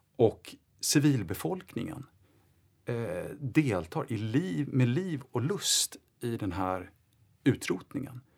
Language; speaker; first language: Swedish; native; Swedish